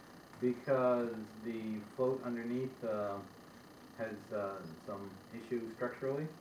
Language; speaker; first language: English; native; English